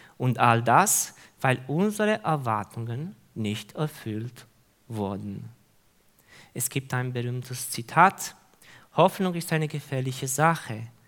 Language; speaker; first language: German; non-native, fluent; Hungarian